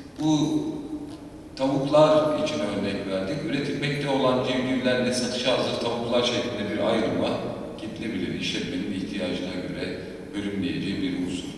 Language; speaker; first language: Turkish; native; Turkish